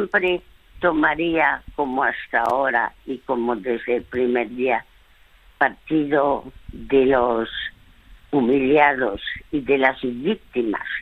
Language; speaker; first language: Spanish; early bilingual, other home language; French